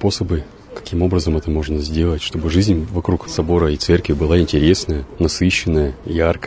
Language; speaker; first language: Russian; native; Russian